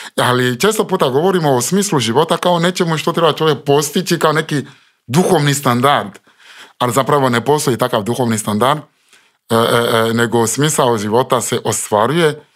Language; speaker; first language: Croatian; non-native, fluent; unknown